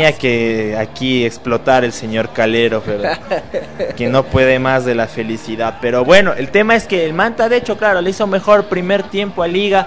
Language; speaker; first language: Spanish; native; Spanish